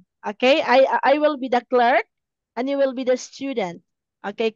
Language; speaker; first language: English; non-native, fluent; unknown